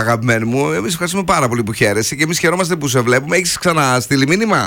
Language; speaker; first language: Greek; native; Greek